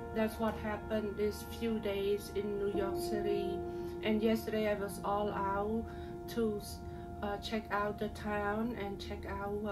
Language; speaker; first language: English; non-native, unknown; Khmer